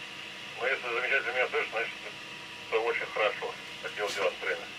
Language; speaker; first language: Russian; native; Russian